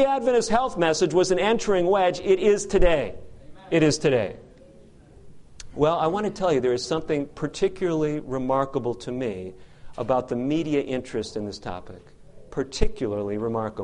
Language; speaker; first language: English; native; English